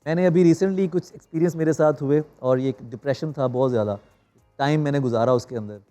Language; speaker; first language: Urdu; non-native, local second language; Punjabi